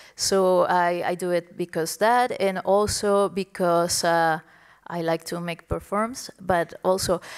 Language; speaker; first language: English; non-native, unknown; Spanish